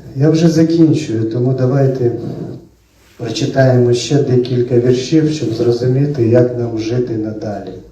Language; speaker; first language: Ukrainian; non-native, local second language; Russian